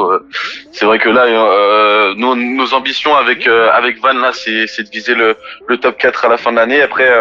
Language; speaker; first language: French; native; French